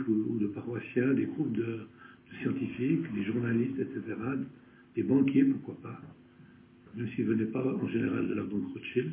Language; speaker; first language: French; native; French